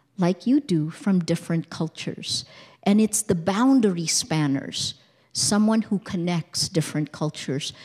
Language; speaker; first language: English; early bilingual, other home language; Filipino